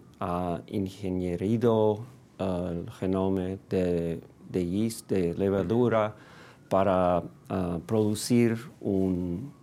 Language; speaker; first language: Spanish; non-native, fluent; English